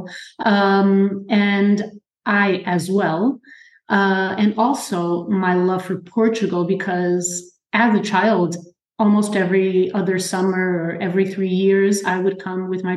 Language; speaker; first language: English; native; English